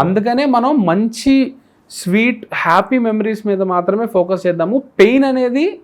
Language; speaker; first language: Telugu; native; Telugu